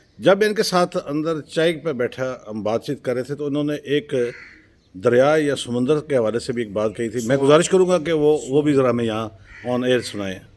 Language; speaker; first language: Urdu; non-native, local second language; Pahari-Potwari